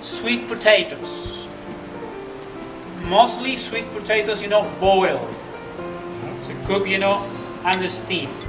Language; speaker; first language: English; non-native, fluent; Spanish